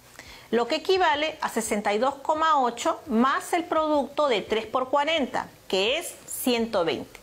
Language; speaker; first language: Spanish; native; Spanish